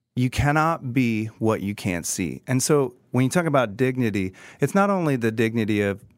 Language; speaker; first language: English; native; English